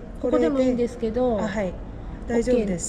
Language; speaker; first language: Japanese; non-native, learner; Korean